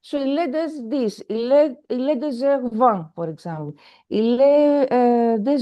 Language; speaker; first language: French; non-native, fluent; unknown